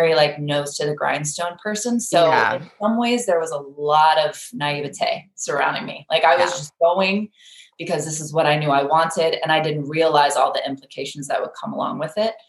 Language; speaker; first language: English; native; English